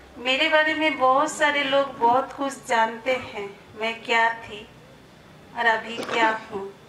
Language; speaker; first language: Hindi; non-native, local second language; Bangla